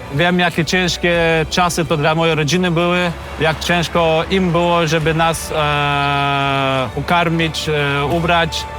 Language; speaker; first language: Polish; early bilingual, other home language; Chechen